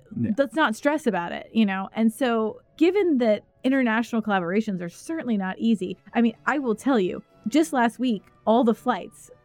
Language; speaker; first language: English; native; English